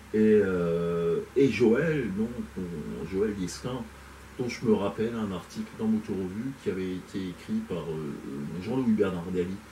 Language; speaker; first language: French; native; French